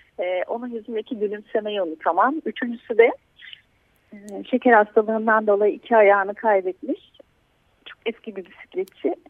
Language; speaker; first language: Turkish; native; Turkish